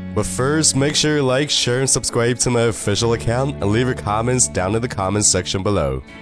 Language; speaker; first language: English; non-native, fluent; Chinese